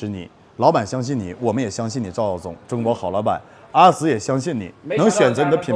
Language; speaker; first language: Chinese; native; Chinese